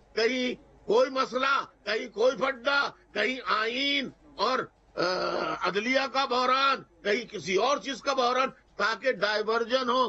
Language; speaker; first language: Urdu; native; Urdu